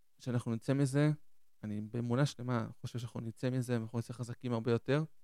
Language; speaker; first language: Hebrew; early bilingual, other home language; Spanish